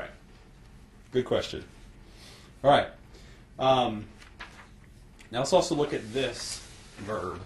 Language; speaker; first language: English; native; English